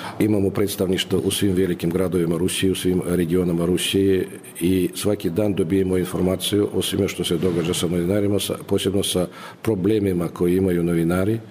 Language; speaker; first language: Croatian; non-native, fluent; Russian